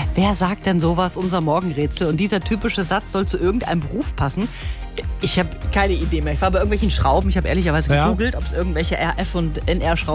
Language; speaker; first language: German; native; German